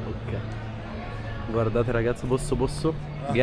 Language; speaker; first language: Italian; non-native, learner; Arabic